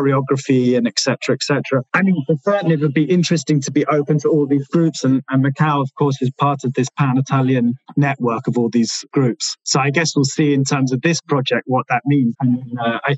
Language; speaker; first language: English; native; English